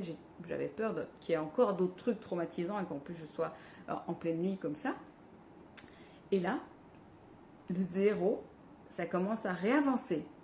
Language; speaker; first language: French; native; French